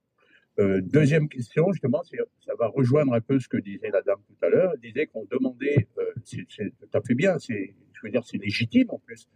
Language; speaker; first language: French; native; French